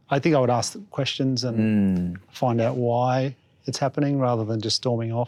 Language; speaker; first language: English; native; English